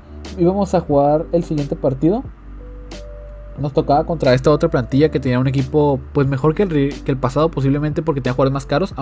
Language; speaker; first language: Spanish; native; Spanish